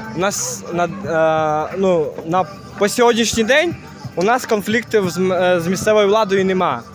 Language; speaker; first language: Ukrainian; non-native, local second language; Russian